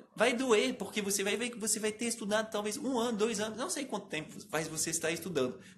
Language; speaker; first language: Portuguese; non-native, fluent; French